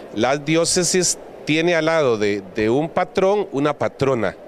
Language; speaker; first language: Spanish; native; Spanish